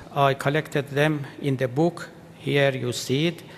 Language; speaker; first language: English; non-native, fluent; Persian